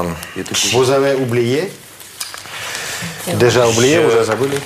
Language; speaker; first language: French; non-native, fluent; Russian